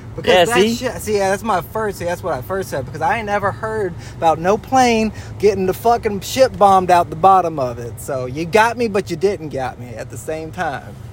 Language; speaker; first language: English; native; English